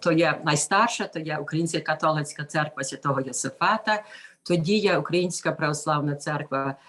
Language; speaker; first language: Ukrainian; early bilingual, heritage; Ukrainian